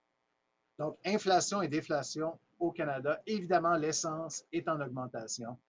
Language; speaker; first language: French; native; French